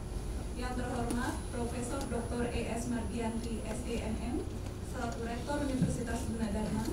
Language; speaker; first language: Indonesian; native; Indonesian